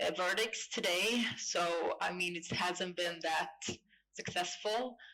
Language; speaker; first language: English; non-native, fluent; Swedish